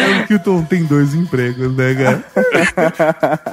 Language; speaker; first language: Portuguese; native; Portuguese